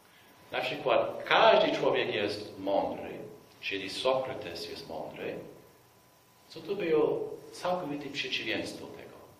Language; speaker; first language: Polish; non-native, fluent; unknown